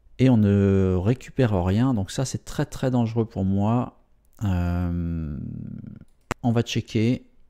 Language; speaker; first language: French; native; French